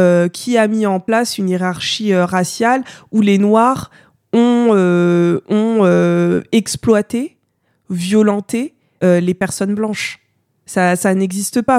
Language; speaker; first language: French; native; French